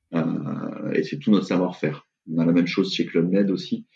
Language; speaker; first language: French; native; French